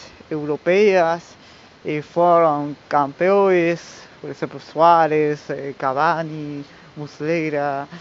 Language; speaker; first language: Portuguese; non-native, learner; Spanish